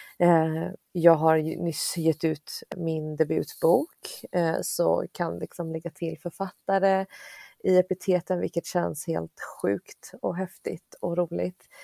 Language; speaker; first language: Swedish; early bilingual, other home language; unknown